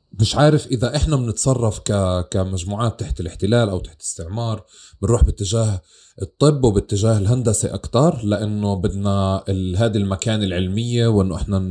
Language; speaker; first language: Arabic; native; Arabic